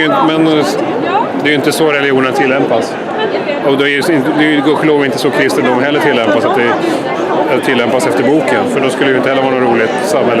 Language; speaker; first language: Swedish; native; Swedish